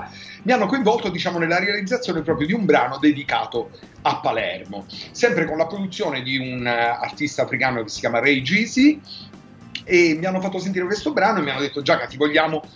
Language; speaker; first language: Italian; native; Italian